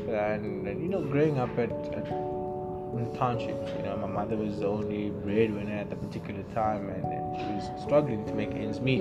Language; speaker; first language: English; non-native, local second language; Xhosa